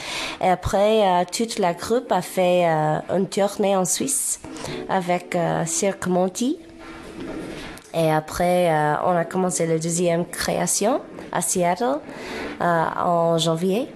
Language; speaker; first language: French; non-native, fluent; English